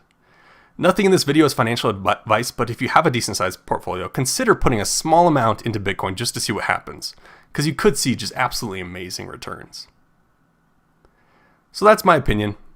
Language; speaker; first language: English; native; English